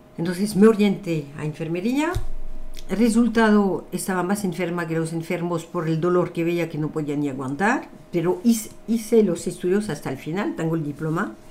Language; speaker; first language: Spanish; non-native, fluent; French